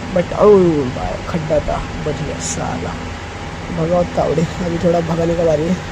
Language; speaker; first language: Hindi; non-native, local second language; Marathi